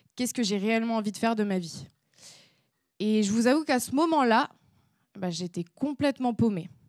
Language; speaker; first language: French; native; French